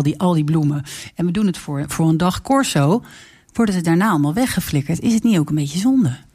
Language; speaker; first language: Dutch; native; Dutch